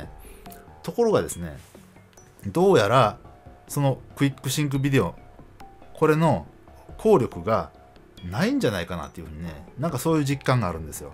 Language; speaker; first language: Japanese; native; Japanese